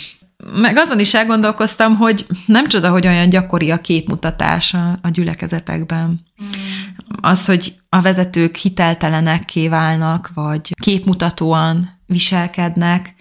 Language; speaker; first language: Hungarian; native; Hungarian